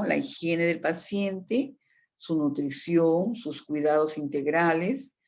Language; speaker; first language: Spanish; native; Spanish